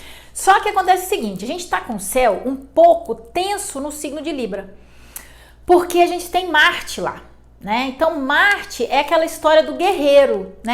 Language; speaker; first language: Portuguese; native; Portuguese